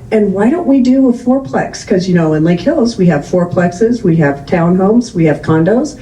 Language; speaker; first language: English; native; English